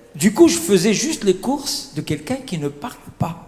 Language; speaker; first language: French; non-native, local second language; Arabic